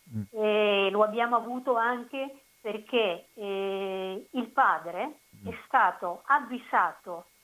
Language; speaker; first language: Italian; native; Italian